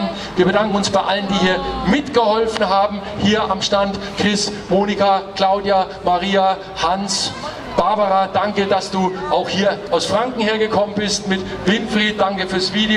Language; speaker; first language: German; native; German